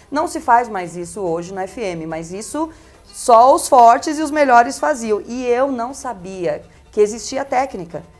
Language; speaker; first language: Portuguese; early bilingual, other home language; Spanish